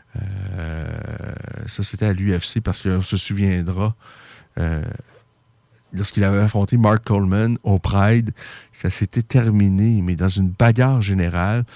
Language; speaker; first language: French; native; French